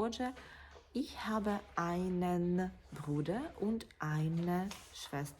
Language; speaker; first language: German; non-native, fluent; Ukrainian